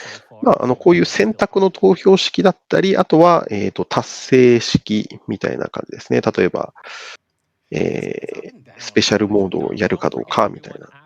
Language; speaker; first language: Japanese; native; Japanese